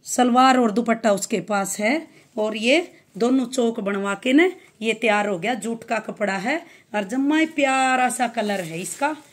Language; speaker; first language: Hindi; native; Hindi